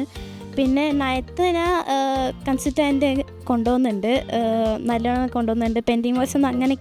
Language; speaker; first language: Malayalam; early bilingual, heritage; Malayalam